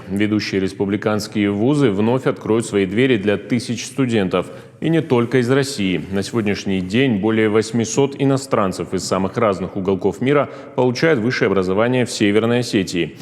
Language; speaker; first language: Russian; native; Russian